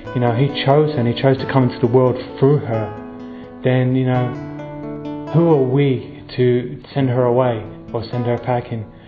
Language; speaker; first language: English; native; English